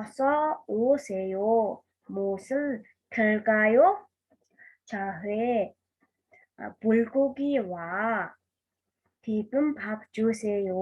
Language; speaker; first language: Korean; non-native, fluent; Mongolian